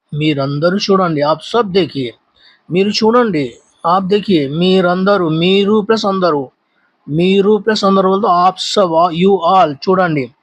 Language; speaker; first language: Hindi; non-native, local second language; Urdu